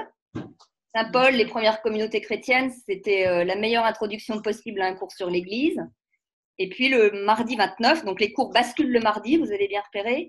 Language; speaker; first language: French; native; French